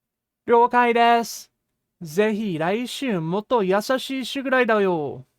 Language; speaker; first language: Japanese; non-native, fluent; English